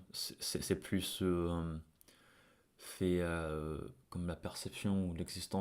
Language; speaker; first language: French; non-native, fluent; English